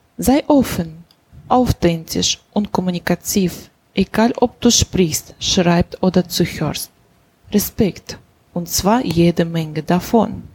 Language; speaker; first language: German; non-native, learner; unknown